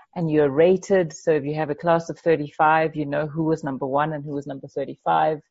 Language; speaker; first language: English; non-native, fluent; Danish